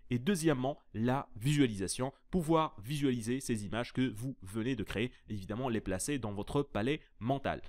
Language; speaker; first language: French; native; French